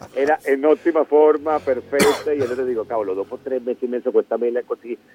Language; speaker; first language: Italian; non-native, fluent; Spanish